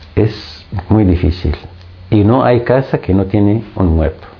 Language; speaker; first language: Spanish; non-native, fluent; Arabic